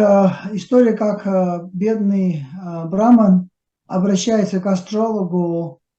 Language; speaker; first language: Russian; native; Russian